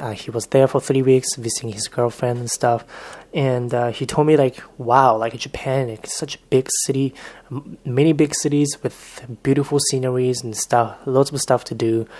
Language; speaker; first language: English; non-native, fluent; Japanese